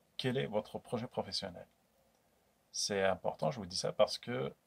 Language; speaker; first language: French; non-native, local second language; Kabyle